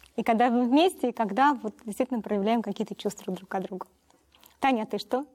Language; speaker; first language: Russian; native; Russian